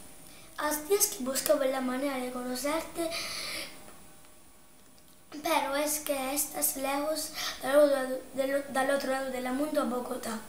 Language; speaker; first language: Spanish; non-native, learner; Italian